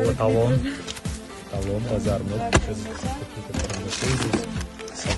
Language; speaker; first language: Russian; non-native, local second language; Kazakh